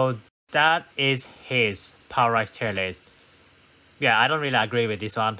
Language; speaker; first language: English; non-native, fluent; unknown